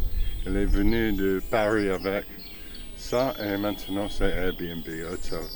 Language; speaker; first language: French; non-native, fluent; English